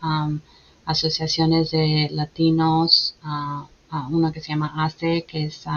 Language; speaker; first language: Spanish; early bilingual, heritage; Spanish